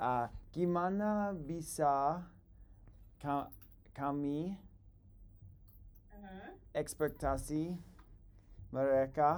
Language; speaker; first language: Indonesian; non-native, learner; English